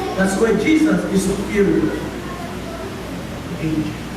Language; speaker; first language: English; non-native, local second language; Filipino